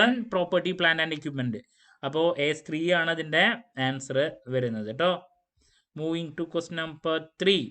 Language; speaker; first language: Malayalam; native; Malayalam